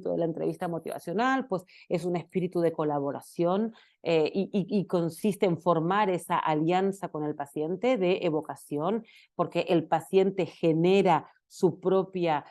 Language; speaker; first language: Spanish; native; Spanish